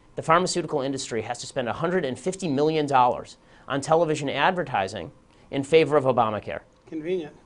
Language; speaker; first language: English; native; English